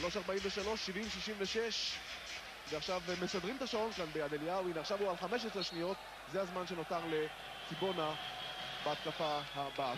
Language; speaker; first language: Hebrew; native; Hebrew